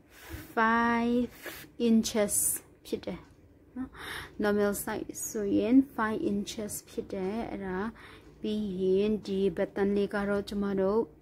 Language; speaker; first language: Burmese; non-native, local second language; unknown